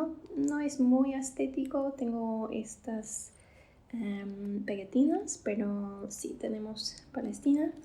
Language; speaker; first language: Spanish; non-native, fluent; English